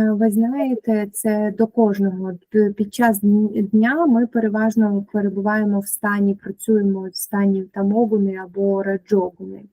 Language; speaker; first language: Ukrainian; native; Ukrainian